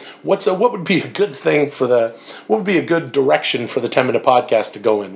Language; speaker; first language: English; native; English